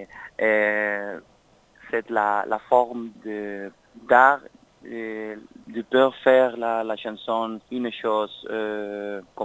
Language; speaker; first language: French; non-native, learner; Spanish